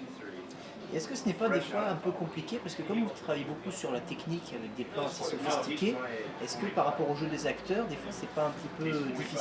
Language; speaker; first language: French; native; French